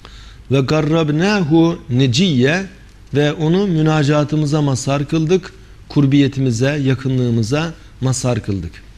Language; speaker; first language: Turkish; native; Turkish